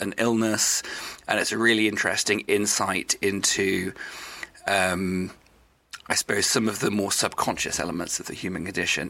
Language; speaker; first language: English; native; English